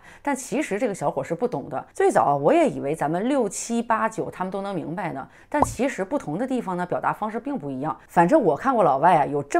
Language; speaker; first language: Chinese; native; Chinese